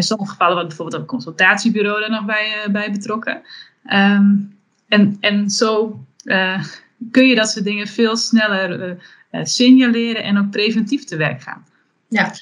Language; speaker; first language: Dutch; native; Dutch